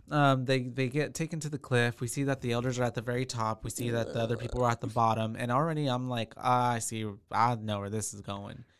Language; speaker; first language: English; native; English